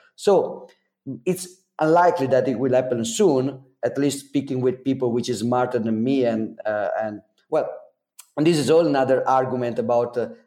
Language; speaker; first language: English; non-native, fluent; Italian